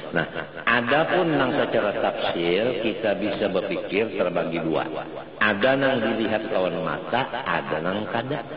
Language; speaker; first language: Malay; non-native, local second language; Banjar